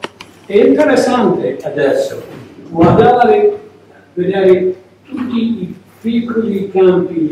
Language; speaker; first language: Italian; non-native, learner; English